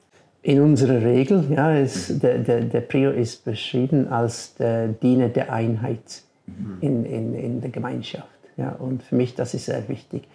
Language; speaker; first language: German; non-native, fluent; English